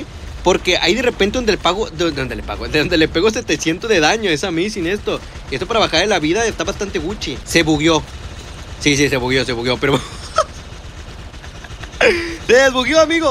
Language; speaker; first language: Spanish; native; Spanish